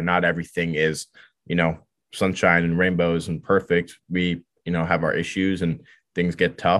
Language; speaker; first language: English; native; English